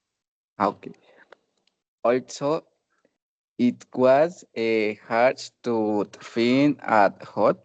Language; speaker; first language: English; non-native, learner; Spanish